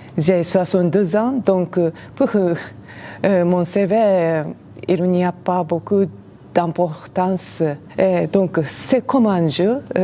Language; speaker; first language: French; non-native, learner; Japanese